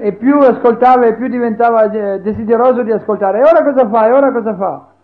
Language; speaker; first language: Italian; native; Italian